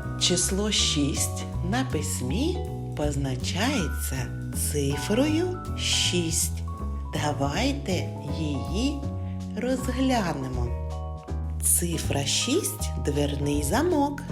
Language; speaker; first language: Ukrainian; native; Ukrainian